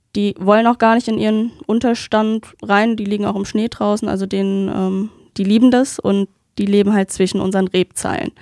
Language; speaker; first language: German; native; German